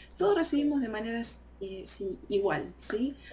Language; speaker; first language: Spanish; native; Spanish